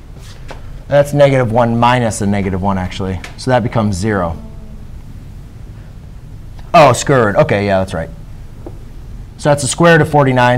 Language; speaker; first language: English; native; English